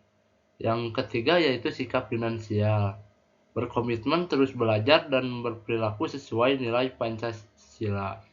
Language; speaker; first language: Indonesian; native; Indonesian